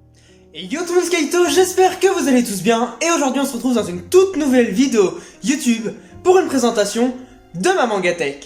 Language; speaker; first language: French; native; French